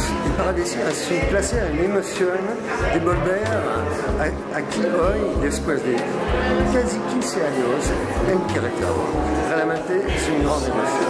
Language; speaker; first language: Spanish; non-native, fluent; French